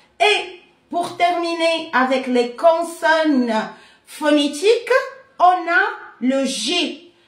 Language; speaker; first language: French; non-native, local second language; Arabic